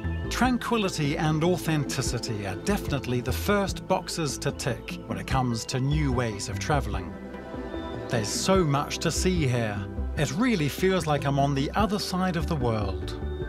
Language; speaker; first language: English; native; English